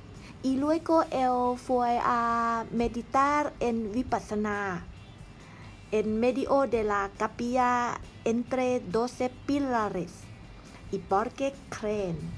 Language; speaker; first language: Spanish; non-native, learner; Thai